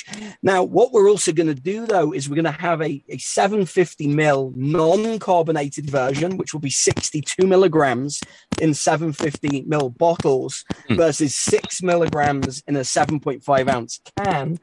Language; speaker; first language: English; native; English